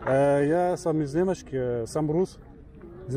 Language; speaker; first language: Serbian; non-native, learner; Russian